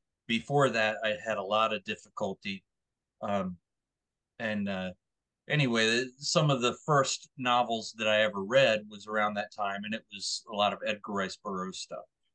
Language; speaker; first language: English; native; English